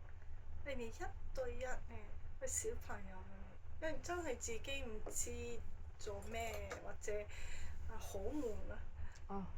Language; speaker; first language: Cantonese; non-native, fluent; Japanese